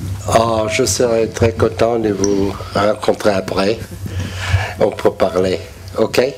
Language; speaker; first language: French; non-native, learner; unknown